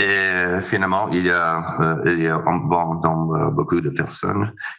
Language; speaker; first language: French; non-native, fluent; English